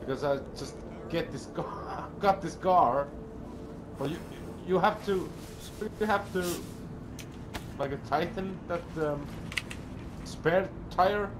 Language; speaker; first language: English; non-native, learner; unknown